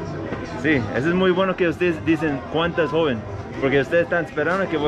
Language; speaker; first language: Spanish; non-native, learner; English